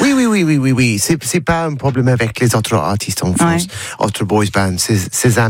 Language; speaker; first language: French; non-native, learner; English